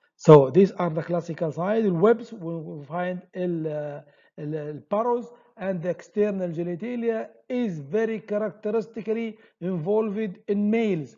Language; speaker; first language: English; non-native, fluent; Arabic